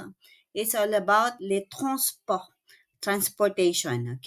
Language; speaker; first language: English; non-native, local second language; Filipino